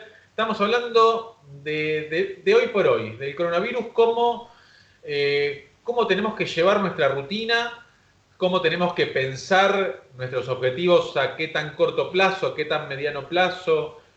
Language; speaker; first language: Spanish; native; Spanish